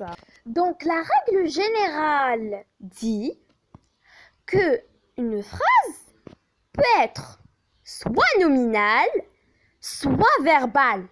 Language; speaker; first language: French; non-native, local second language; Arabic